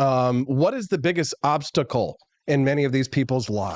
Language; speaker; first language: English; native; English